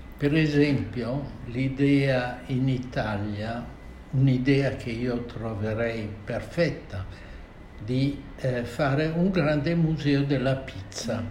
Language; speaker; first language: Italian; native; Italian